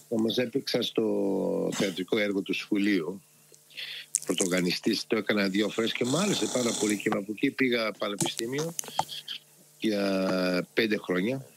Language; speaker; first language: Greek; early bilingual, heritage; Greek